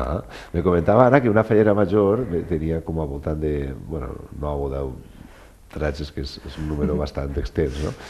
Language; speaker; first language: Catalan; native; Catalan